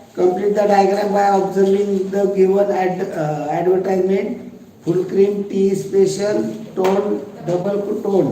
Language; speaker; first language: English; non-native, local second language; Marathi